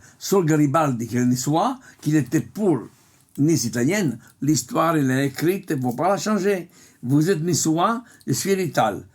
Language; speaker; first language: French; non-native, fluent; Italian